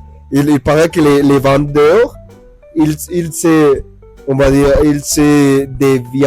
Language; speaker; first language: French; non-native, learner; Spanish